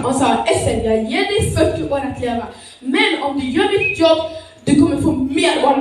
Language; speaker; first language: Swedish; early bilingual, other home language; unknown